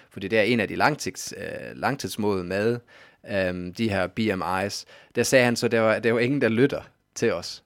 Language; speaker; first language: Danish; native; Danish